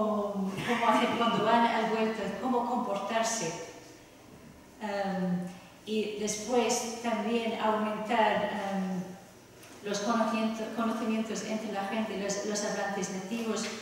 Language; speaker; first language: Spanish; non-native, fluent; English